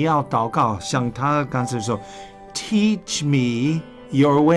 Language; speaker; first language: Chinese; non-native, fluent; English